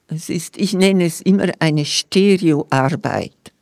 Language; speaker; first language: German; non-native, fluent; Romansh